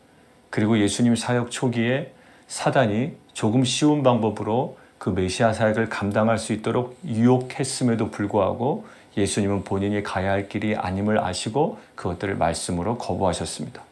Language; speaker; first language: Korean; native; Korean